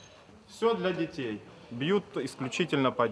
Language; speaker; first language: Russian; native; Russian